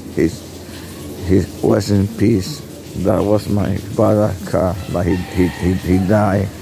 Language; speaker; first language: English; non-native, local second language; Spanish